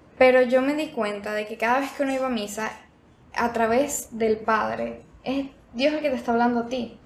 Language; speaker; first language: Spanish; native; Spanish